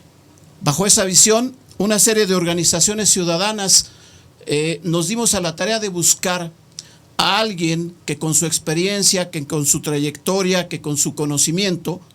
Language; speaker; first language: Spanish; native; Spanish